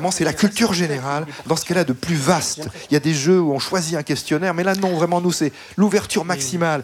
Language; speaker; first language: French; native; French